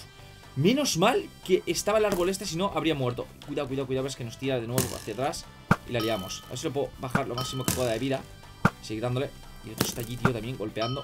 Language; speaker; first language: Spanish; native; Spanish